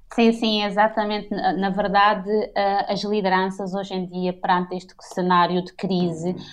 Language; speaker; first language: Portuguese; non-native, local second language; Kabuverdianu